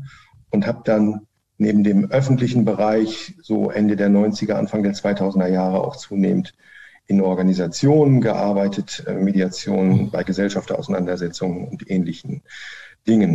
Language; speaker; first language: German; native; German